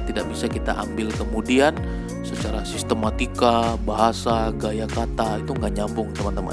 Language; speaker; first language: Indonesian; native; Indonesian